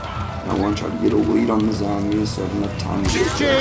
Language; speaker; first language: English; native; English